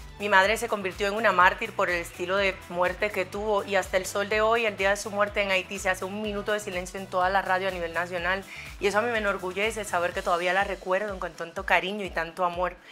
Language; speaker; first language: Spanish; non-native, fluent; Haitian Creole